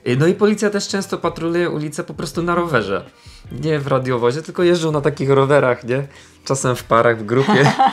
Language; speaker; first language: Polish; native; Polish